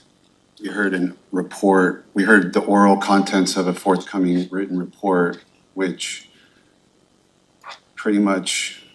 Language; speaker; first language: English; native; English